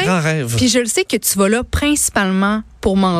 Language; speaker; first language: French; native; French